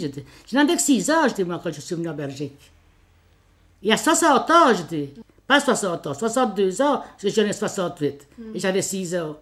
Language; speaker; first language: French; early bilingual, other home language; Italian